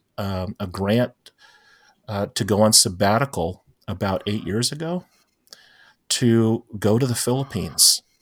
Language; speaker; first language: English; native; English